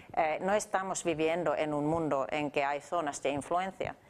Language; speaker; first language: Spanish; non-native, fluent; Finnish